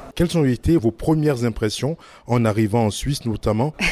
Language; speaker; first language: French; native; French